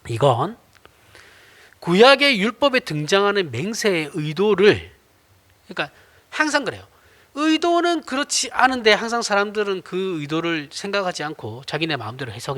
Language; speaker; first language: Korean; native; Korean